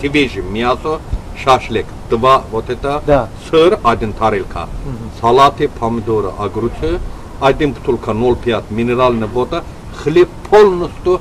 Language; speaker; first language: Russian; non-native, learner; Azerbaijani